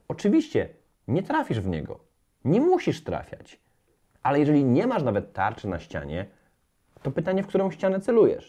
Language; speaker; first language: Polish; native; Polish